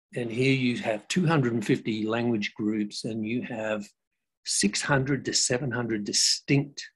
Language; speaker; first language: English; native; English